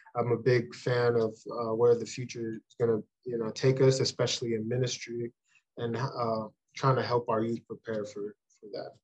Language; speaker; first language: English; early bilingual, other home language; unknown